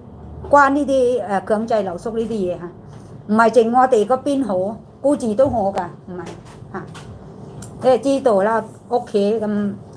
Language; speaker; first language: Cantonese; non-native, learner; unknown